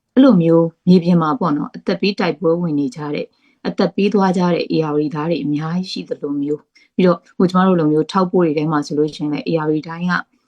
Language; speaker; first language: Burmese; native; Burmese